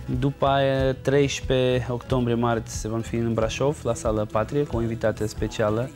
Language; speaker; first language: Romanian; non-native, fluent; Portuguese